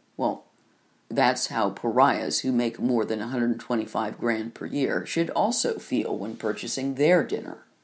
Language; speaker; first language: English; native; English